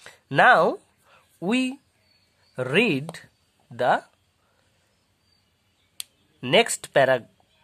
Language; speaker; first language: English; non-native, local second language; Bangla